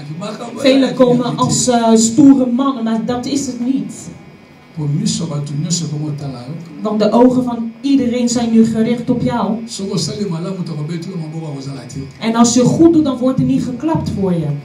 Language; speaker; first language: Dutch; non-native, fluent; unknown